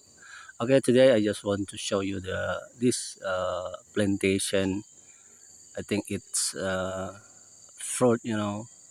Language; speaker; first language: English; non-native, learner; Indonesian